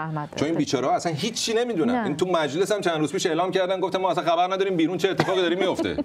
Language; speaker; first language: Persian; native; Persian